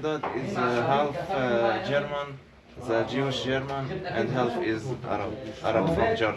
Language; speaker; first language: English; non-native, learner; Arabic